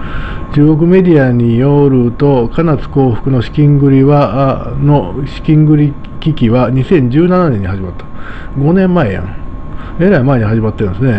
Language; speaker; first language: Japanese; native; Japanese